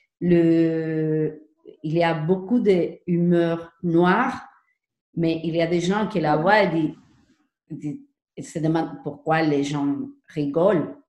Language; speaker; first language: French; non-native, learner; Spanish